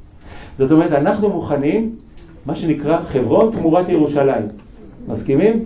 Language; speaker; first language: Hebrew; native; Hebrew